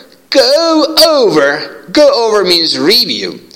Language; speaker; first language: English; non-native, fluent; Persian